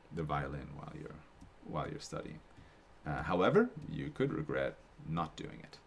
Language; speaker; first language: English; native; English